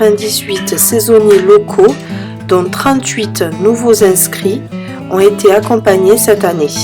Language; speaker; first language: French; native; French